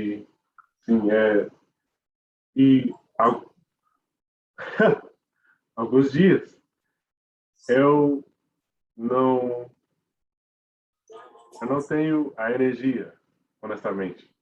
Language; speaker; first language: Portuguese; non-native, learner; English